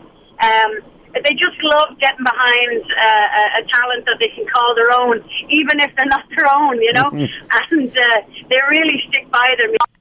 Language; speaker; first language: English; native; English